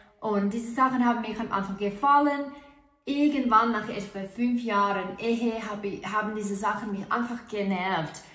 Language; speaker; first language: German; non-native, fluent; English